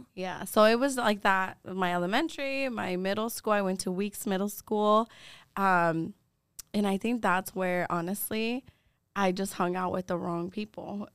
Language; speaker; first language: English; early bilingual, other home language; Spanish